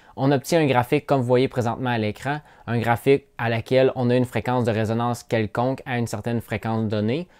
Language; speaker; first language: French; native; French